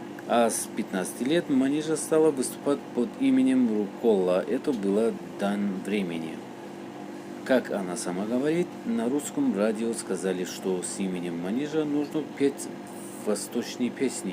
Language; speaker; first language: Russian; non-native, local second language; Tajik